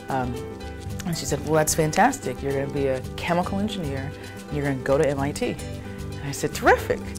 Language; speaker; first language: English; native; English